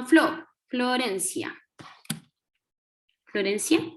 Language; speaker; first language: Spanish; native; Spanish